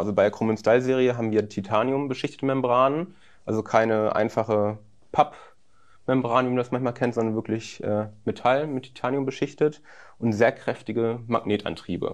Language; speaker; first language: German; native; German